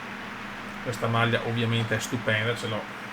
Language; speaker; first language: Italian; native; Italian